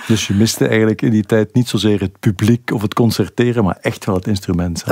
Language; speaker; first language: Dutch; native; Dutch